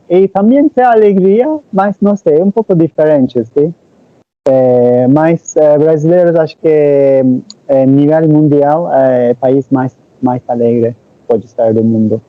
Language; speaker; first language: Portuguese; non-native, learner; Turkish